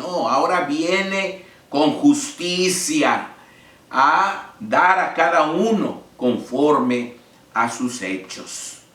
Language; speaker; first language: Spanish; native; Spanish